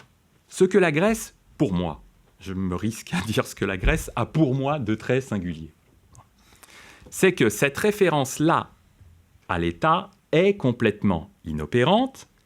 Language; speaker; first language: French; native; French